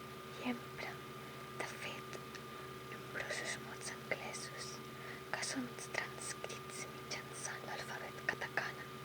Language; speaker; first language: Catalan; non-native, local second language; Spanish